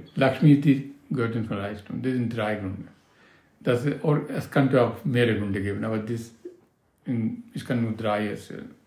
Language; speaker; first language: German; non-native, learner; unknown